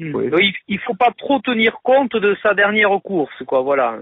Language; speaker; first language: French; native; French